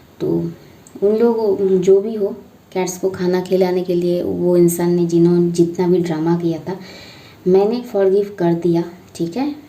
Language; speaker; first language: Hindi; non-native, local second language; Bangla